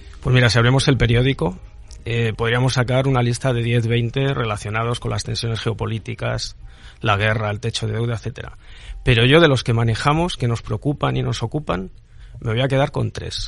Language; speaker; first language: Spanish; native; Spanish